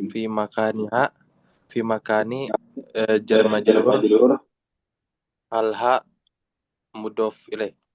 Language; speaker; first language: Arabic; non-native, learner; Indonesian